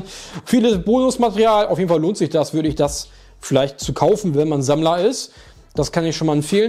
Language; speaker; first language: German; native; German